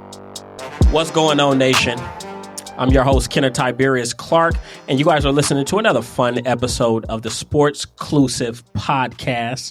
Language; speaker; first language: English; native; English